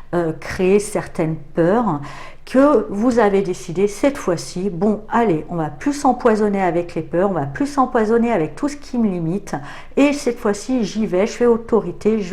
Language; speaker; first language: French; native; French